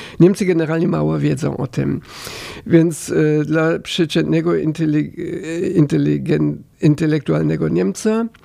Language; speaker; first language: Polish; non-native, fluent; German